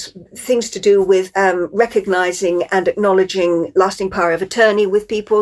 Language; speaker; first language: English; native; English